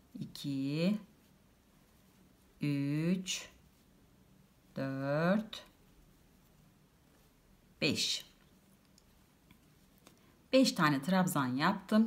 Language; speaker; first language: Turkish; native; Turkish